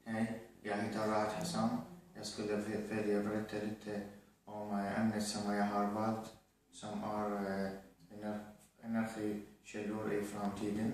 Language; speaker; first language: Swedish; non-native, learner; Arabic